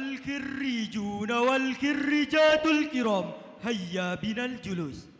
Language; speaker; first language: Arabic; non-native, fluent; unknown